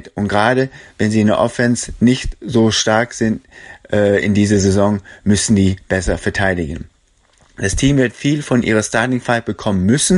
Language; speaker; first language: German; native; German